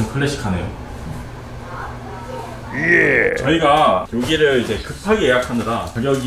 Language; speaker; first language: Korean; native; Korean